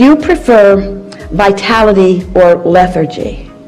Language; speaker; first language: English; native; English